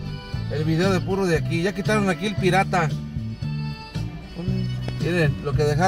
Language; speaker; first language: Spanish; native; Spanish